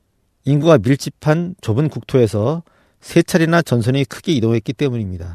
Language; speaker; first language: Korean; native; Korean